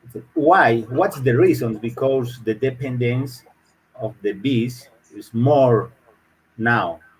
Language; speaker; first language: English; non-native, learner; Spanish